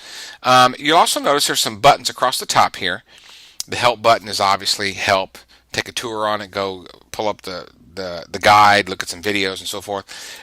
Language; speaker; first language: English; native; English